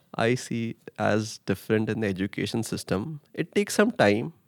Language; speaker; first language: English; non-native, local second language; Hindi